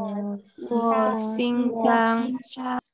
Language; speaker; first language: Chinese; non-native, learner; Indonesian